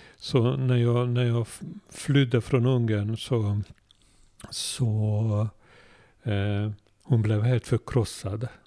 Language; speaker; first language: Swedish; non-native, fluent; Hungarian